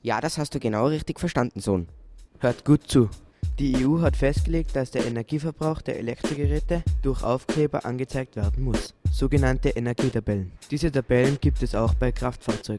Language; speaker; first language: German; native; German